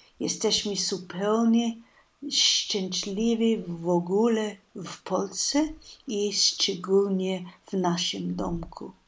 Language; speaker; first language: Polish; non-native, learner; English